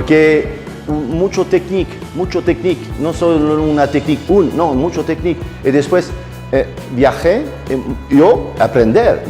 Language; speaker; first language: Spanish; non-native, learner; French